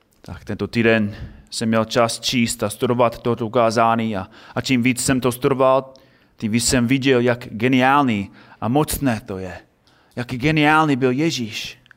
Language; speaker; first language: Czech; non-native, fluent; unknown